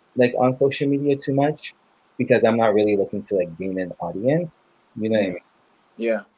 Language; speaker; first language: English; native; English